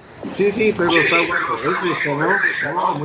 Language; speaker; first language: Spanish; non-native, learner; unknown